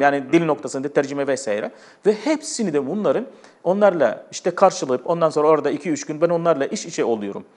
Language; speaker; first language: Turkish; non-native, fluent; Arabic